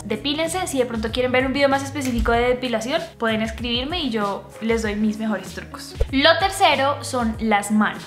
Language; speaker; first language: Spanish; native; Spanish